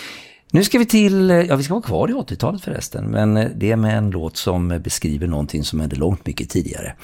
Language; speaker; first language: Swedish; native; Swedish